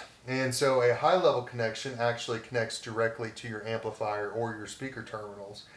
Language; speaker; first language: English; native; English